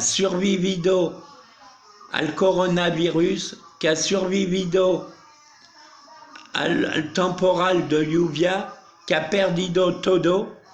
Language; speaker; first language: Spanish; non-native, learner; French